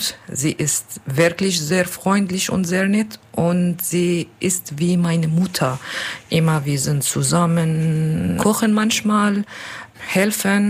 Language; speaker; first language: German; non-native, learner; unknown